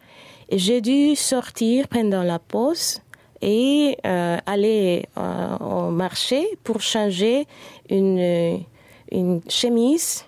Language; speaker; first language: French; non-native, fluent; Spanish